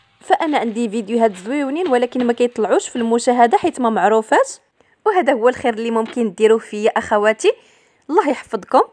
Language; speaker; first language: Arabic; native; Arabic